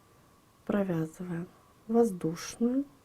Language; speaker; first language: Russian; native; Russian